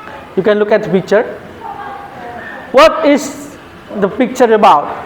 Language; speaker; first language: English; non-native, learner; Indonesian